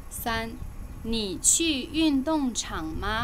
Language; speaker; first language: Chinese; non-native, fluent; Lao